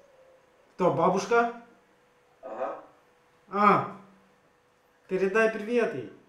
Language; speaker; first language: Russian; non-native, local second language; Romanian